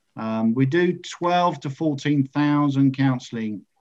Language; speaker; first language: English; native; English